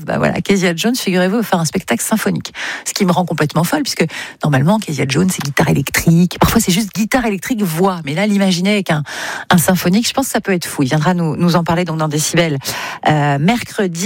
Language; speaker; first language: French; native; French